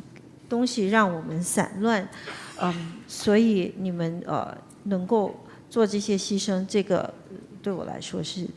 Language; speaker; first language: Chinese; native; Chinese